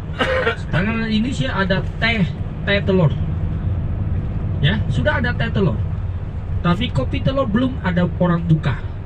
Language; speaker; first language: Indonesian; non-native, learner; Vietnamese